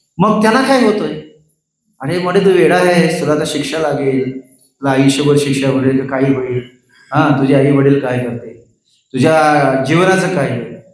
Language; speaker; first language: Marathi; non-native, local second language; Hindi